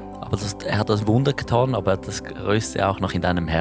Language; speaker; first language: German; native; German